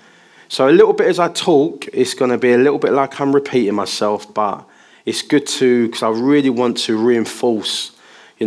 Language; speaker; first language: English; native; English